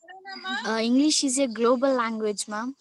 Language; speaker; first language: English; non-native, learner; Telugu